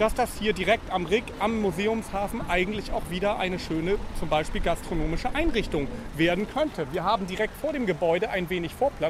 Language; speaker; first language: German; native; German